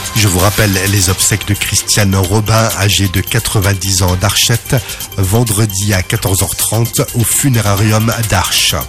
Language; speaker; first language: French; native; French